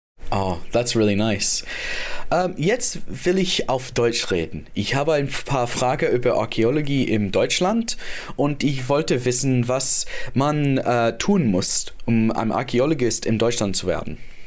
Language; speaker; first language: German; non-native, learner; English